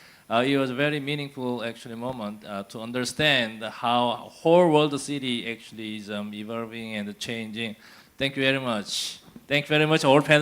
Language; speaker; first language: English; non-native, fluent; Korean